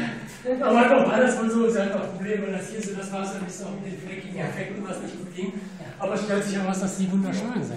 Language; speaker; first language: German; native; German